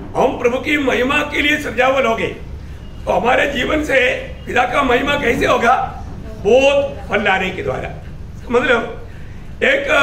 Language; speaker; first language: Hindi; non-native, local second language; Malayalam